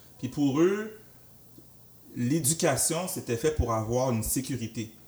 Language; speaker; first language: French; native; French